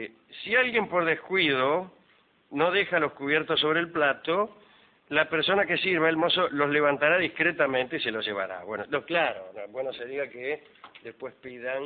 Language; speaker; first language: Spanish; native; Spanish